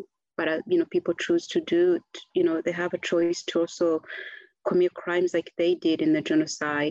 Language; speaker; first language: English; non-native, local second language; Kinyarwanda